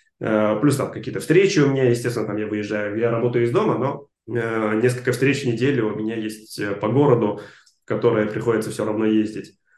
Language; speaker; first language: Russian; non-native, local second language; Armenian